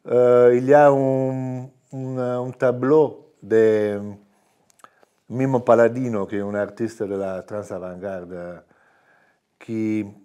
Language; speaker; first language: French; non-native, fluent; Italian